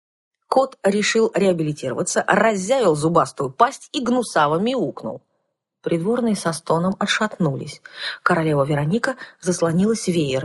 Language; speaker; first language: Russian; native; Russian